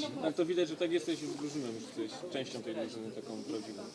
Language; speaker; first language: Polish; native; Polish